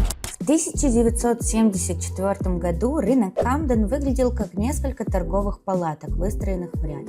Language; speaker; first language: Russian; native; Russian